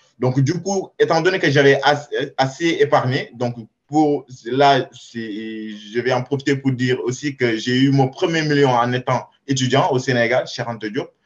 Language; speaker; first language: French; non-native, local second language; Wolof